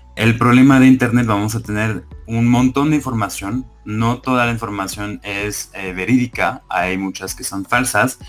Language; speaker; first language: Spanish; non-native, fluent; French